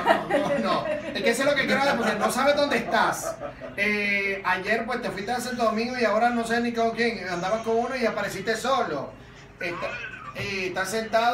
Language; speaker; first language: Spanish; native; Spanish